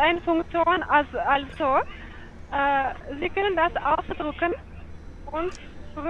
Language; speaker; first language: German; non-native, learner; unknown